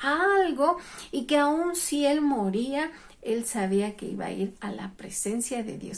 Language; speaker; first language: Spanish; native; Spanish